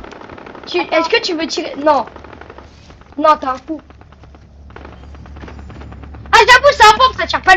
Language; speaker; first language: French; native; French